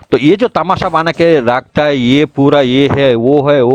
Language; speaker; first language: Hindi; non-native, learner; Bangla